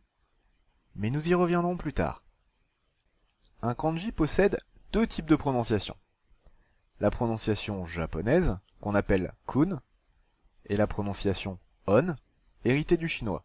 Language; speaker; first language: French; native; French